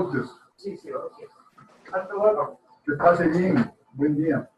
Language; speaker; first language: Spanish; non-native, learner; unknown